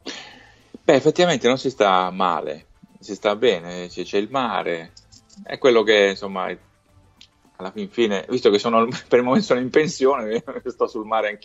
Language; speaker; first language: Italian; native; Italian